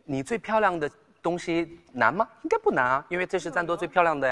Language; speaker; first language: Chinese; native; Chinese